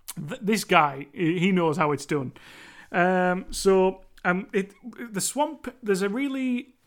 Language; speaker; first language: English; native; English